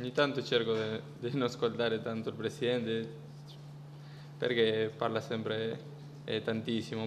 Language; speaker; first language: Italian; non-native, fluent; Spanish